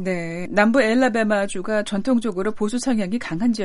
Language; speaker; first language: Korean; native; Korean